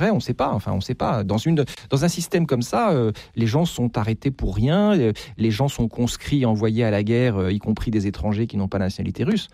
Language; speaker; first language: French; native; French